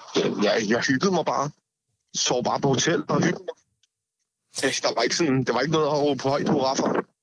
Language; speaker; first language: Danish; native; Danish